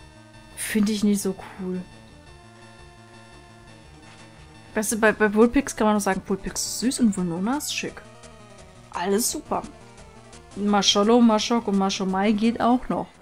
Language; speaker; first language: German; native; German